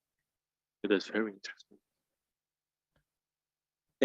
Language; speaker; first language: English; non-native, learner; Spanish